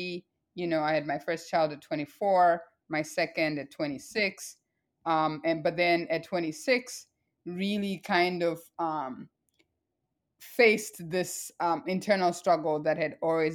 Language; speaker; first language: English; non-native, local second language; Shona